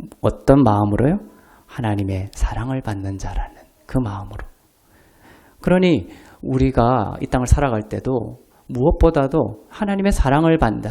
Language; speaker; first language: Korean; native; Korean